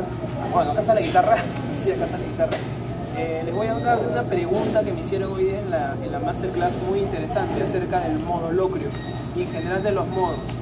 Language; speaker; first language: Spanish; native; Spanish